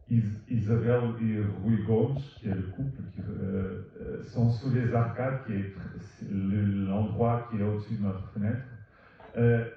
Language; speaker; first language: French; non-native, fluent; Portuguese